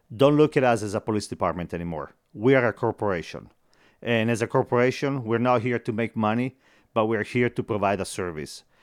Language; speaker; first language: English; non-native, fluent; Italian